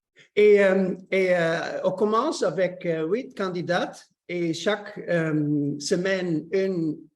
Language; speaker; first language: French; non-native, learner; Dutch